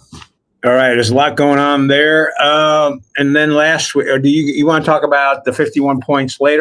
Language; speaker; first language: English; native; English